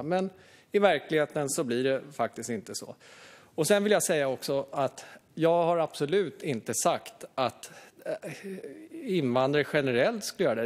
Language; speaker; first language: Swedish; native; Swedish